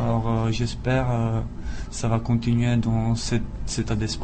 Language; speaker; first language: French; non-native, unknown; Czech